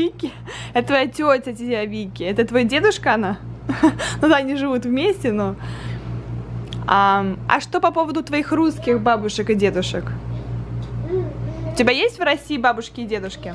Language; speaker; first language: Russian; native; Russian